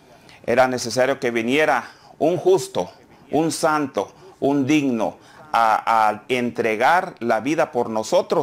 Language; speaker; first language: Spanish; native; Spanish